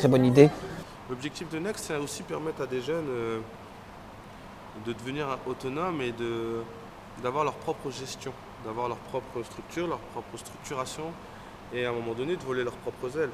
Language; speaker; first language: French; native; French